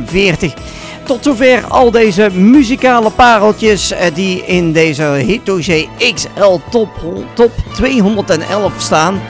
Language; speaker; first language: Dutch; native; Dutch